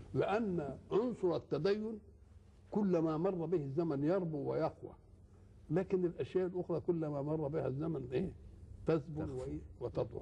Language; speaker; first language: Arabic; native; Arabic